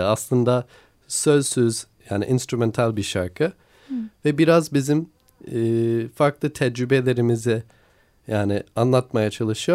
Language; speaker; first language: Turkish; non-native, learner; English